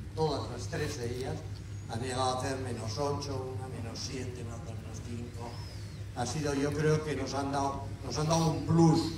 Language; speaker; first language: Spanish; native; Spanish